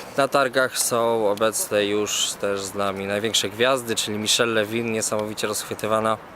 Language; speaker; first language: Polish; native; Polish